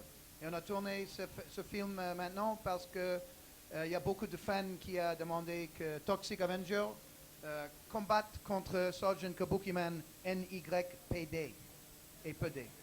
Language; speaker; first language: French; non-native, learner; English